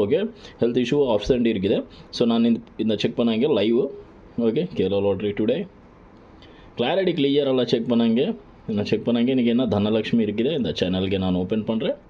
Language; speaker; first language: Tamil; non-native, local second language; Malayalam